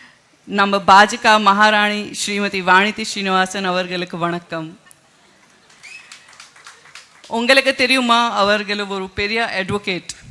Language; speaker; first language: Tamil; non-native, local second language; Gujarati